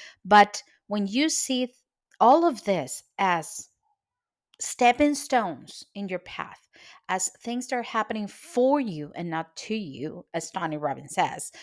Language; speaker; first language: English; non-native, fluent; Spanish